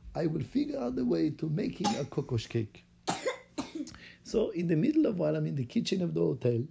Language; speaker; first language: English; non-native, fluent; Hebrew